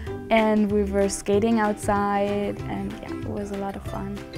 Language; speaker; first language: English; non-native, fluent; German